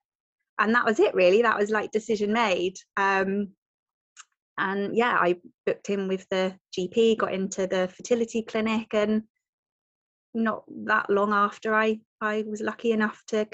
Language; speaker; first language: English; native; English